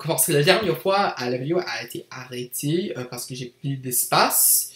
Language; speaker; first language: French; non-native, learner; English